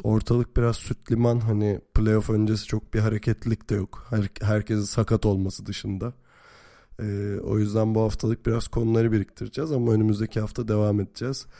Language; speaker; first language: Turkish; native; Turkish